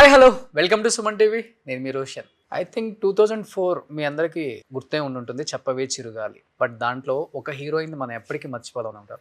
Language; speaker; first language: Telugu; native; Telugu